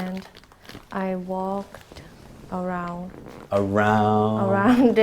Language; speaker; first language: English; non-native, learner; Thai